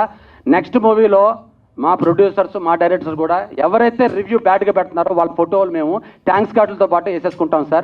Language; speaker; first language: Telugu; native; Telugu